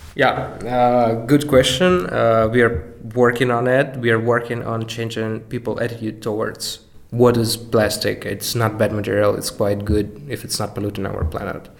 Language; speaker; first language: English; non-native, fluent; Ukrainian